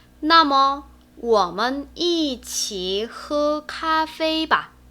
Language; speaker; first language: Chinese; non-native, fluent; Korean